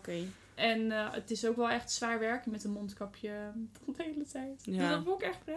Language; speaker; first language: Dutch; native; Dutch